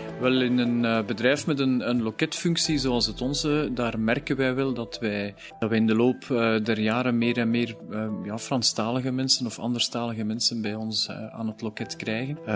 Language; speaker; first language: Dutch; native; Dutch